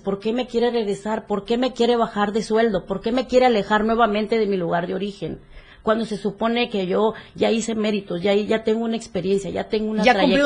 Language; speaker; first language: Spanish; native; Spanish